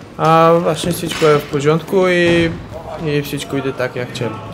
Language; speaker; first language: Polish; non-native, learner; Bulgarian